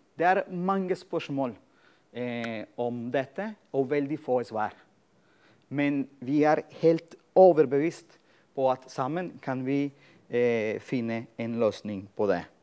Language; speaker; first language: Norwegian; non-native, fluent; Spanish